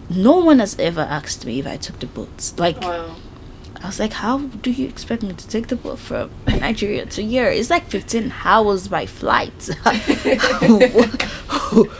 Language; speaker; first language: English; non-native, local second language; Yoruba